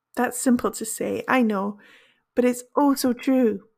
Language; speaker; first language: English; native; English